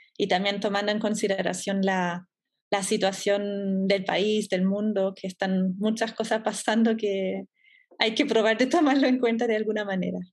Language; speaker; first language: Spanish; non-native, fluent; German